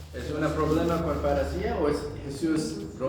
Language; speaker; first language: Spanish; non-native, learner; Korean